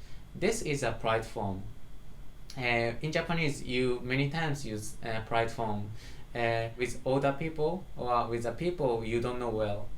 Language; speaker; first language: English; non-native, learner; Japanese